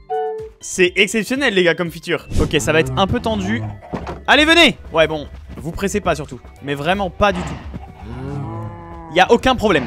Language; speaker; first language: French; native; French